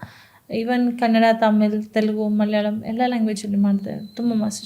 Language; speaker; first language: Kannada; non-native, local second language; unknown